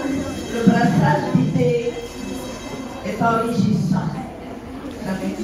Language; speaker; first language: French; non-native, local second language; Arabic